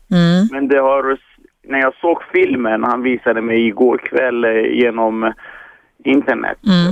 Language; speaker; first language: Swedish; early bilingual, other home language; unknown